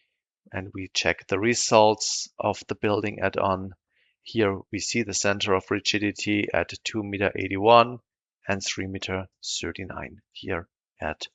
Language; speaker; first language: English; non-native, fluent; German